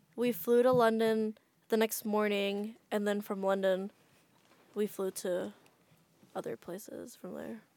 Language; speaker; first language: English; non-native, fluent; Indonesian